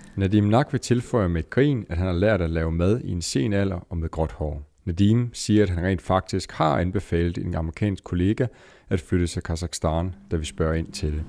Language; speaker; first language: Danish; native; Danish